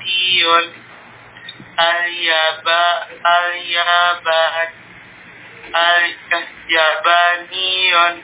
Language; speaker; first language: Arabic; non-native, learner; Indonesian